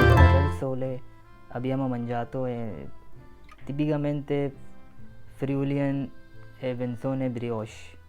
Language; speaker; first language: Italian; non-native, learner; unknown